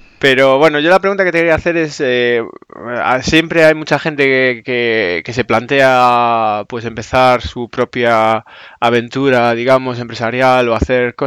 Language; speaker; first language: Spanish; native; Spanish